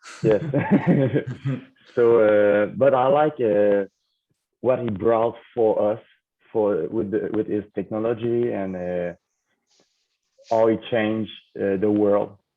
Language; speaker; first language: English; non-native, learner; French